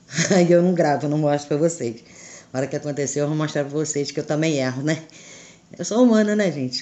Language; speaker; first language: Portuguese; native; Portuguese